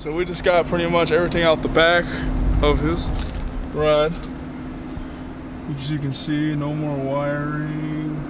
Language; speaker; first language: English; native; English